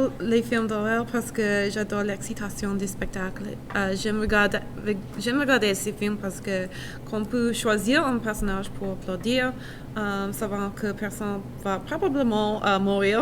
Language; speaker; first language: French; non-native, learner; English